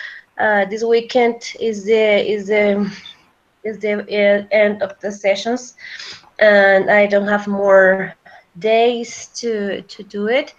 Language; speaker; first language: English; non-native, fluent; Spanish